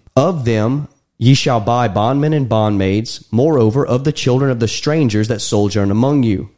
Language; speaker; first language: English; native; English